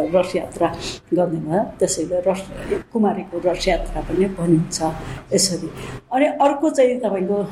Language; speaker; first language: Nepali; non-native, local second language; Newari